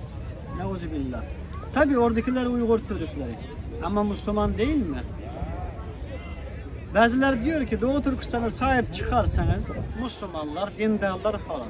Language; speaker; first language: Turkish; non-native, fluent; Uyghur